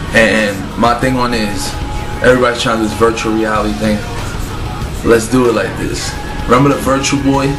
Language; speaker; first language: English; native; English